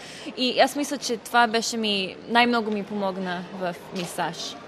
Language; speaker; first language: Bulgarian; early bilingual, heritage; Bulgarian